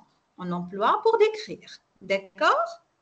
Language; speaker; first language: French; non-native, local second language; Arabic